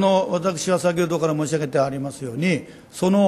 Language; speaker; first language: Japanese; native; Japanese